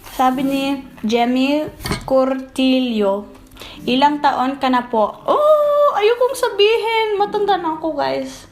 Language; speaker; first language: Filipino; non-native, fluent; English